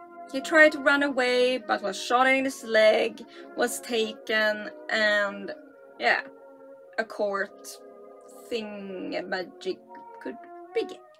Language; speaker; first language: English; non-native, fluent; Swedish